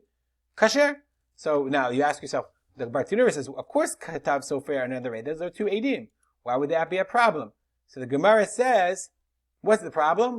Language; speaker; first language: English; native; English